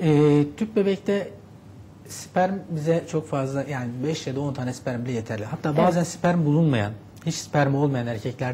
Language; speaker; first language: Turkish; native; Turkish